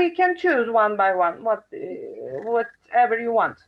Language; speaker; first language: English; non-native, fluent; Turkish